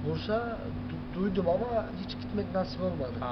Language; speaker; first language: Turkish; early bilingual, heritage; Turkish